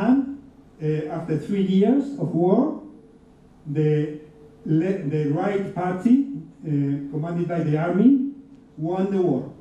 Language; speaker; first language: English; non-native, fluent; Spanish